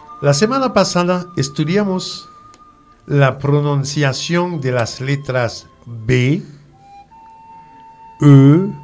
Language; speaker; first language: Spanish; non-native, fluent; French